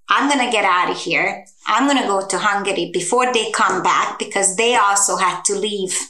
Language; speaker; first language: English; non-native, fluent; Hungarian